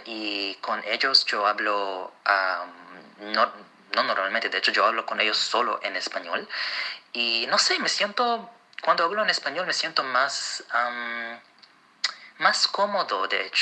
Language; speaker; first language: Spanish; non-native, fluent; Arabic